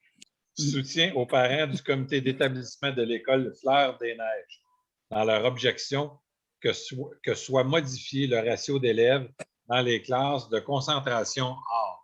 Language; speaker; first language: French; native; French